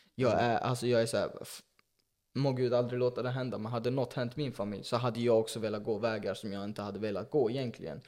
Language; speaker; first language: Swedish; early bilingual, other home language; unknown